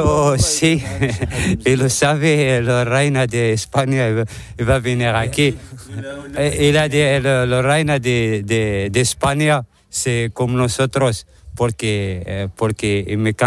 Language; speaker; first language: Spanish; non-native, learner; Arabic